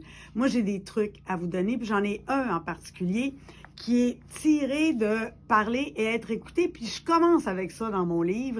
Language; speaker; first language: French; native; French